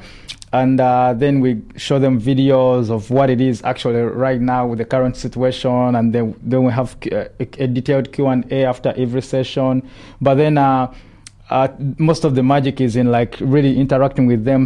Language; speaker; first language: English; non-native, local second language; Ganda